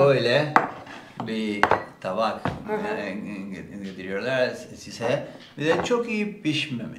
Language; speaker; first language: Turkish; non-native, learner; Spanish